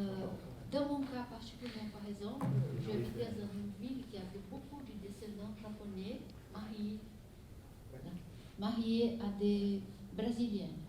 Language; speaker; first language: French; non-native, fluent; Portuguese